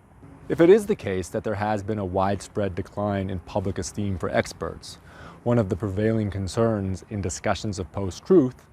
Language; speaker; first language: English; native; English